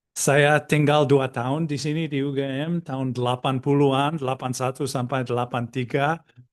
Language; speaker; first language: Indonesian; non-native, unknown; English